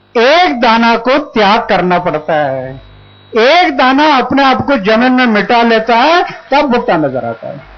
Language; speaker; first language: Hindi; non-native, local second language; Marathi